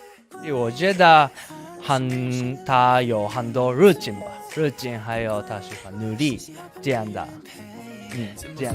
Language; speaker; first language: Chinese; non-native, learner; Japanese